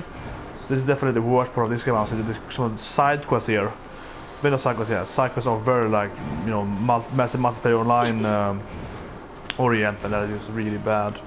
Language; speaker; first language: English; non-native, fluent; Swedish